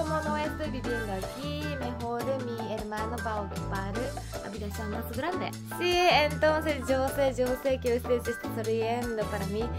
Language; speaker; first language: Spanish; non-native, learner; Japanese